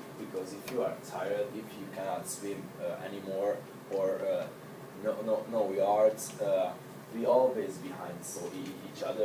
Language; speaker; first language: English; non-native, learner; Hungarian